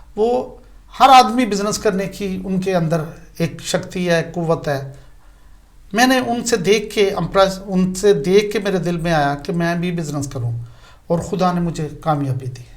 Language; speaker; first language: Urdu; non-native, local second language; Punjabi